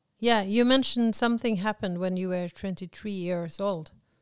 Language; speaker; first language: English; non-native, fluent; Norwegian